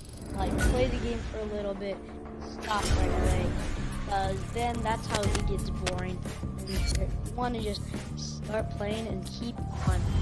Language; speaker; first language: English; native; English